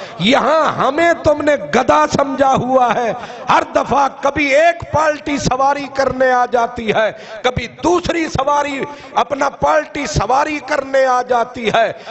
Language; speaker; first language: Urdu; non-native, local second language; Punjabi